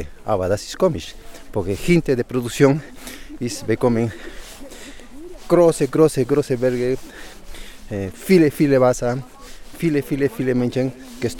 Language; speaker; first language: German; non-native, learner; Spanish